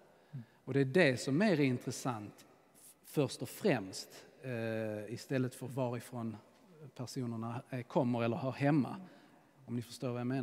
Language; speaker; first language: Swedish; native; Swedish